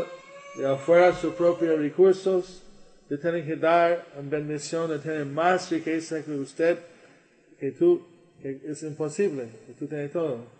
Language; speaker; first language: Spanish; non-native, learner; English